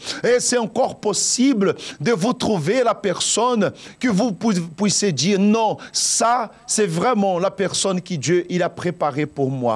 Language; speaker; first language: French; non-native, fluent; Portuguese